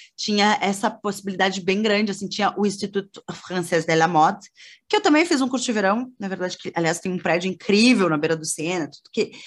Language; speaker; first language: Portuguese; native; Portuguese